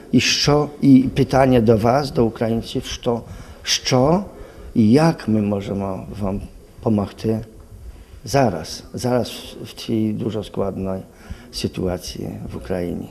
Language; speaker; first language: Polish; non-native, learner; Ukrainian